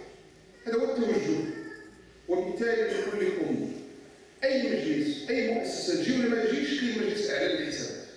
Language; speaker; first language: Arabic; native; Arabic